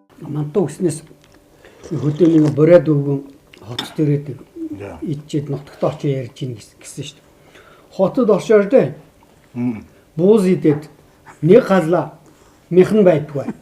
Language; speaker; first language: Mongolian; native; Mongolian